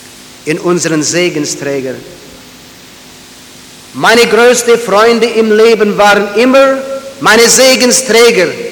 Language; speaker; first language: German; early bilingual, heritage; German